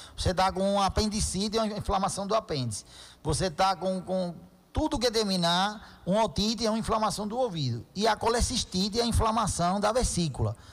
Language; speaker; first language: Portuguese; non-native, fluent; Spanish